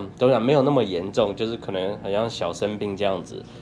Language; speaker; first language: Chinese; native; Chinese